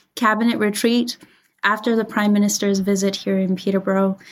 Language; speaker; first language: English; early bilingual, other home language; Persian